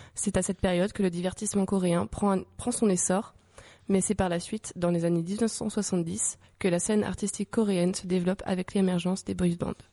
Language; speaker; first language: French; native; French